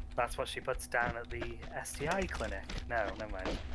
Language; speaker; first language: English; native; English